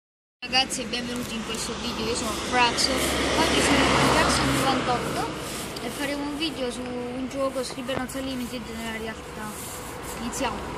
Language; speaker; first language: Italian; native; Italian